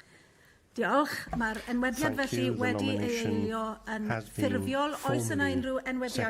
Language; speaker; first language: Welsh; native; Welsh